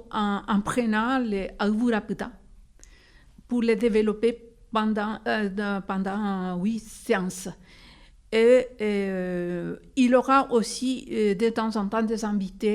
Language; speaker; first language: French; non-native, fluent; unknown